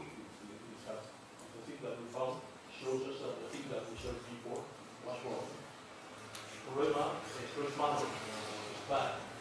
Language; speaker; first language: English; non-native, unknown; Spanish